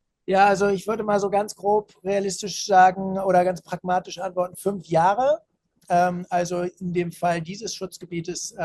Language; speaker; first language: German; native; German